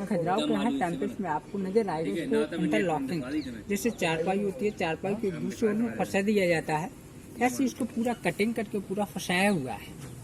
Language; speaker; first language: Hindi; native; Hindi